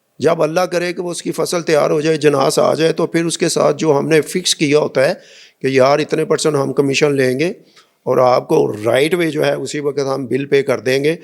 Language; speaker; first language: Urdu; non-native, local second language; Punjabi